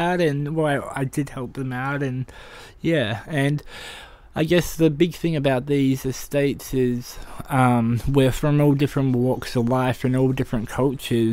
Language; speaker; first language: English; native; English